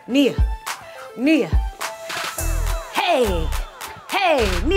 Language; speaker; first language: English; native; English